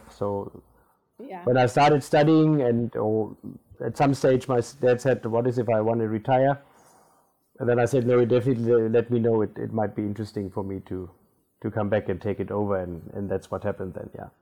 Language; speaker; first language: English; non-native, local second language; German